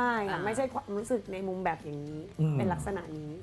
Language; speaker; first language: Thai; native; Thai